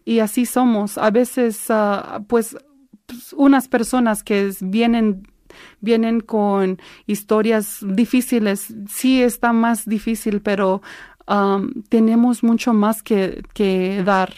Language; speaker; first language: Spanish; early bilingual, heritage; Spanish